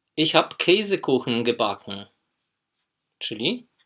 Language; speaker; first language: German; non-native, fluent; Polish